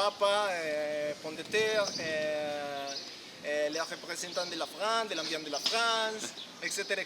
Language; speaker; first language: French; non-native, learner; Spanish